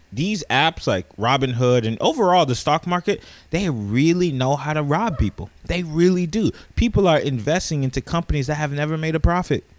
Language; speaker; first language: English; native; English